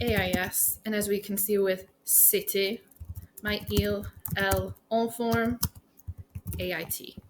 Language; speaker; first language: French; non-native, fluent; English